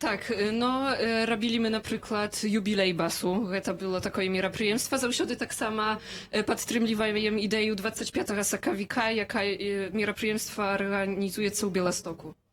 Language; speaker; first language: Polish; non-native, learner; Belarusian